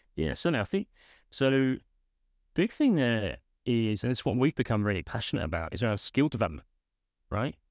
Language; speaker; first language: English; native; English